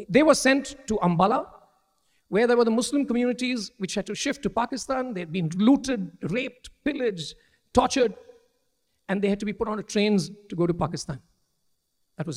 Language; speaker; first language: English; non-native, local second language; Malayalam